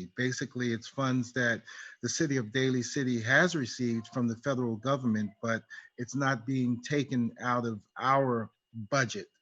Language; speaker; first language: English; native; English